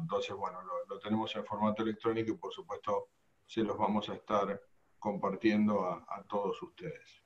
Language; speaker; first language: Spanish; native; Spanish